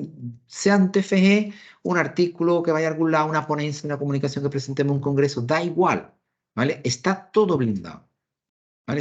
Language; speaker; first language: Spanish; native; Spanish